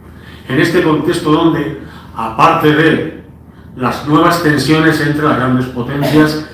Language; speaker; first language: Spanish; native; Spanish